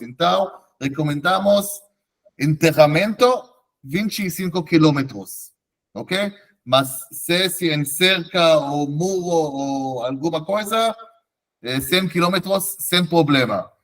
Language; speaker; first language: Portuguese; non-native, fluent; Hebrew